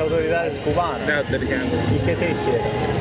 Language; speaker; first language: Spanish; non-native, learner; Italian